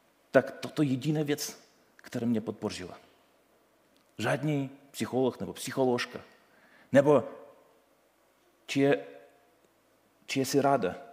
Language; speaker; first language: Ukrainian; native; Ukrainian